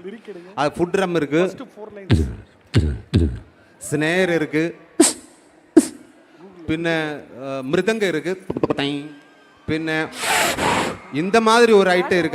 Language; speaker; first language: Tamil; non-native, learner; Malayalam